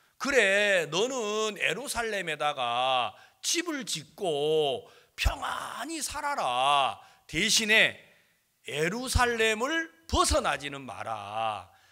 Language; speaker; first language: Korean; native; Korean